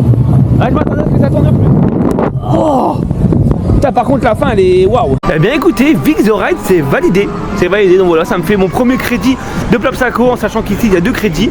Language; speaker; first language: French; native; French